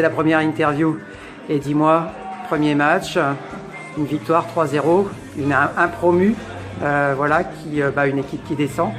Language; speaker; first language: French; native; French